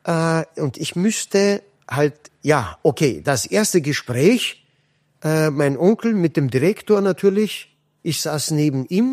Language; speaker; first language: German; non-native, fluent; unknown